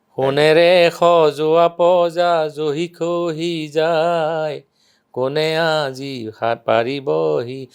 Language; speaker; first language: Assamese; native; Assamese